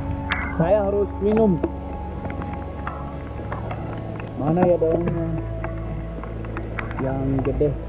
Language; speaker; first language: Indonesian; non-native, fluent; English